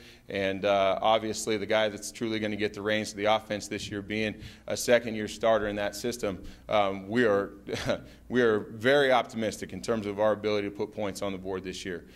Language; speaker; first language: English; native; English